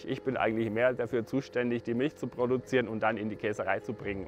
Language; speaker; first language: German; native; German